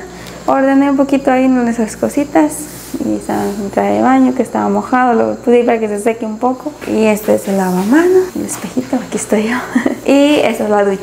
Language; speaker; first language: Spanish; native; Spanish